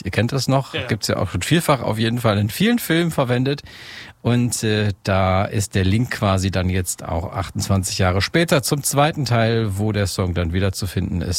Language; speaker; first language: German; native; German